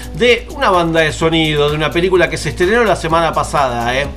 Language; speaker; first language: Spanish; native; Spanish